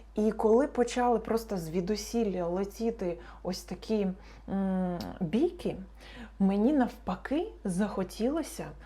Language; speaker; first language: Ukrainian; non-native, local second language; Russian